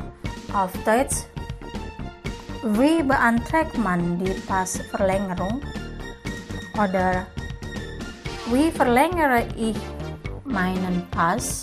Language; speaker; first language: German; non-native, fluent; Indonesian